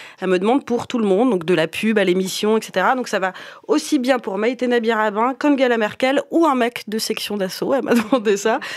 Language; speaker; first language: French; native; French